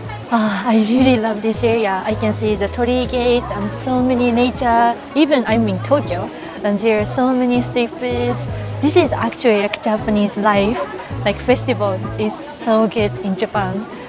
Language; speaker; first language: English; non-native, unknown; Japanese